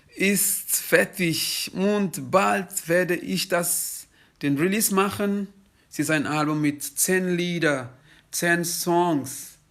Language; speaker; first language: German; non-native, fluent; Kabuverdianu